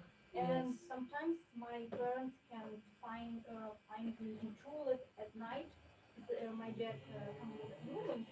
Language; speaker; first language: English; non-native, learner; Ukrainian